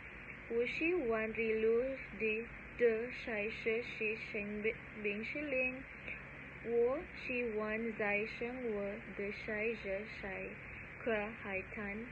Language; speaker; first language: Chinese; non-native, learner; Filipino